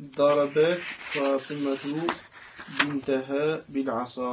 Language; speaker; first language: Arabic; non-native, learner; French